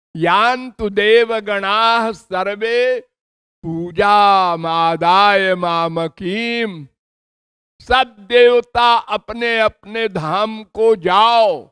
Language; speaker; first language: Hindi; native; Hindi